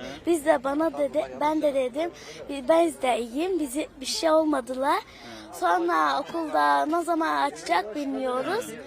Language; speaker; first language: Turkish; non-native, learner; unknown